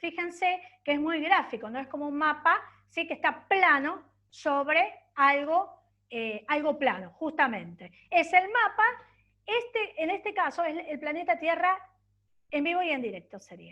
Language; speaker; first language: Spanish; native; Spanish